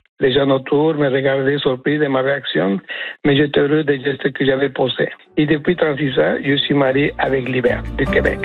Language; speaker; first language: French; non-native, fluent; Spanish